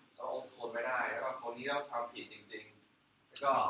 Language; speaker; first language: Thai; non-native, fluent; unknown